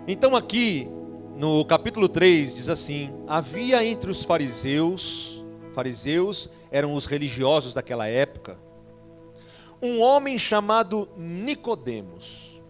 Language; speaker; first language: Portuguese; native; Portuguese